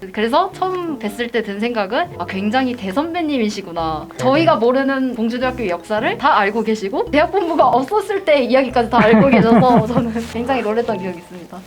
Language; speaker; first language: Korean; native; Korean